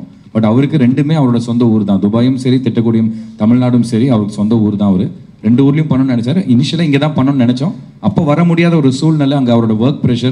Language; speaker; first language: Tamil; native; Tamil